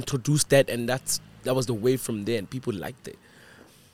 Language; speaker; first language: English; non-native, local second language; Zulu